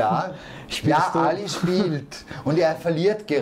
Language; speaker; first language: German; native; German